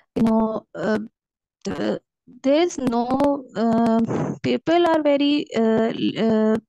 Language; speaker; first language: English; non-native, local second language; Urdu